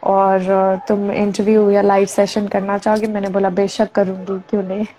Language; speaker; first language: Hindi; native; Hindi